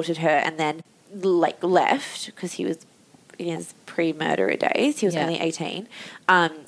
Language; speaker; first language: English; native; English